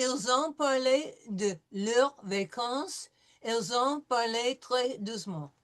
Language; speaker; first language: French; non-native, fluent; English